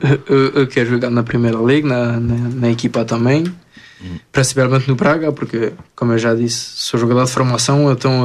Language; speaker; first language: Portuguese; early bilingual, other home language; French